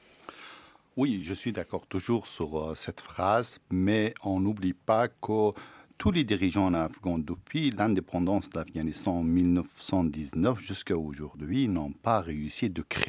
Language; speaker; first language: French; non-native, fluent; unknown